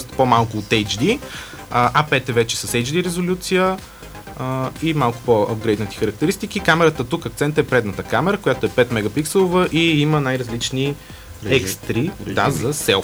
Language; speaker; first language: Bulgarian; native; Bulgarian